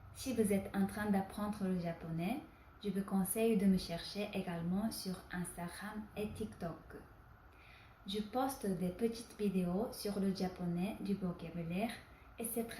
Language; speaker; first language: French; non-native, fluent; Japanese